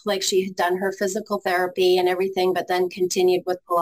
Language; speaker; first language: English; native; English